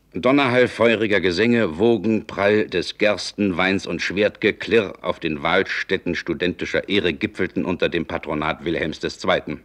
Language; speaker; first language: German; native; German